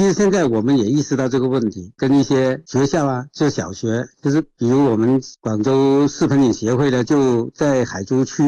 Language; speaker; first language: Chinese; non-native, local second language; Cantonese